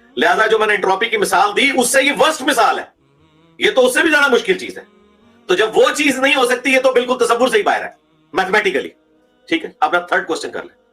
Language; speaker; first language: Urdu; native; Urdu